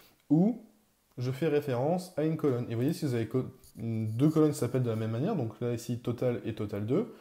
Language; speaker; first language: French; native; French